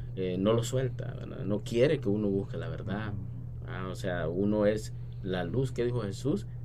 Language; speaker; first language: Spanish; native; Spanish